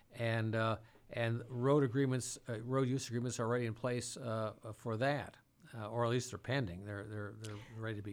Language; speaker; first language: English; native; English